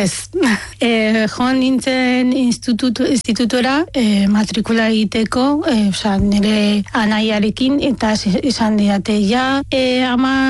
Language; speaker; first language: Basque; non-native, fluent; Arabic